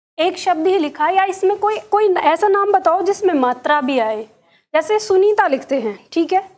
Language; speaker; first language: Hindi; native; Hindi